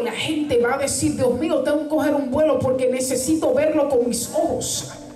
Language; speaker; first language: Spanish; early bilingual, heritage; Spanish